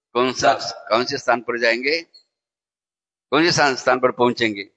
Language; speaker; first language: Hindi; non-native, local second language; Marathi